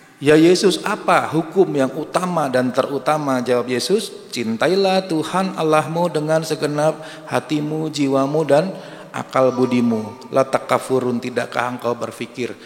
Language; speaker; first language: Indonesian; native; Indonesian